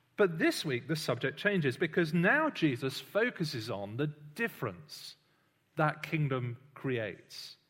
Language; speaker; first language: English; native; English